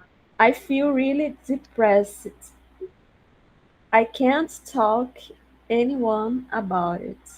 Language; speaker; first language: English; non-native, learner; Portuguese